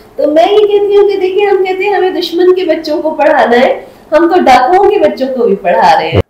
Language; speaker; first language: Urdu; non-native, local second language; Sindhi